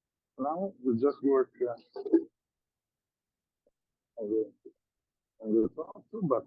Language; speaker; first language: English; non-native, learner; Italian